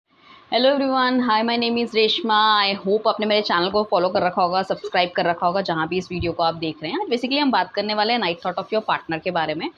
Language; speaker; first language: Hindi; native; Hindi